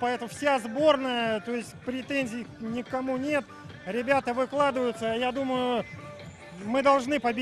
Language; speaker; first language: Russian; native; Russian